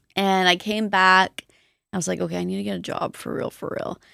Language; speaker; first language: English; native; English